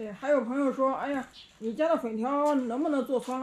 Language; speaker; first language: Chinese; native; Chinese